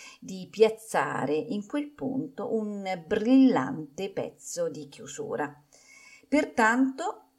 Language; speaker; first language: Italian; native; Italian